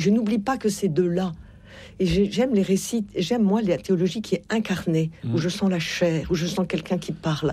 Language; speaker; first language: French; native; French